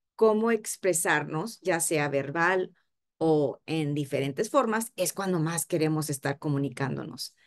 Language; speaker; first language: Spanish; early bilingual, heritage; Spanish